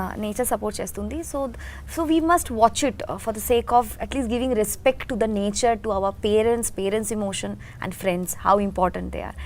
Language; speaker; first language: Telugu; non-native, learner; Bangla